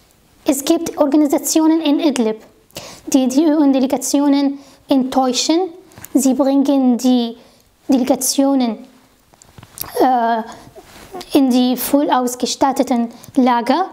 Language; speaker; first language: German; non-native, fluent; Arabic